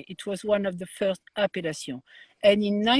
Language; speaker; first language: English; non-native, learner; French